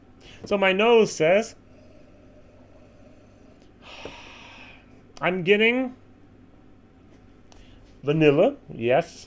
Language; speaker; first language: English; native; English